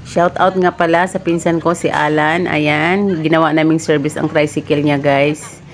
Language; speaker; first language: Filipino; non-native, local second language; Cebuano